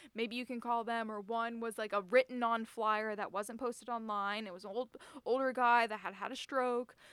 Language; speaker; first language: English; native; English